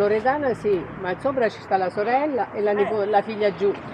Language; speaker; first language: Italian; native; Italian